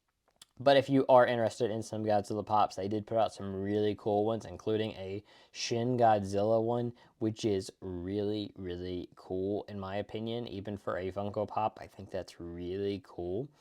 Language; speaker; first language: English; native; English